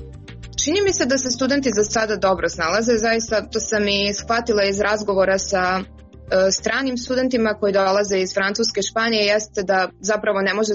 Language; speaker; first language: Serbian; native; Serbian